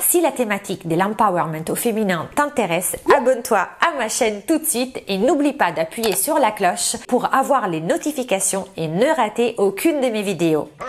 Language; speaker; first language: French; non-native, fluent; Italian